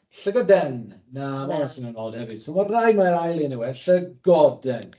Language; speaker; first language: Welsh; native; Welsh